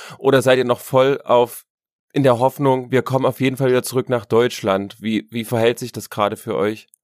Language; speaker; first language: German; native; German